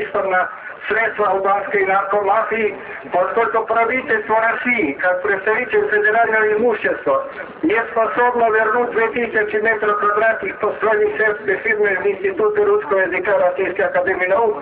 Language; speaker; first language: Russian; non-native, fluent; Serbian